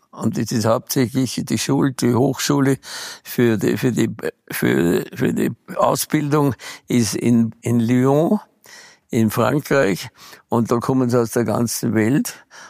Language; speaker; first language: German; native; German